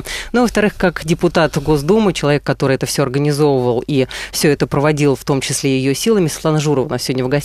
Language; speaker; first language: Russian; native; Russian